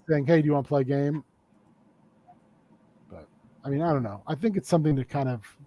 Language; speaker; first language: English; native; English